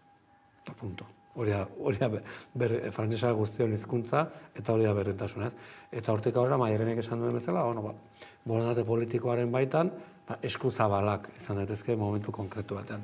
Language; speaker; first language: Basque; native; Basque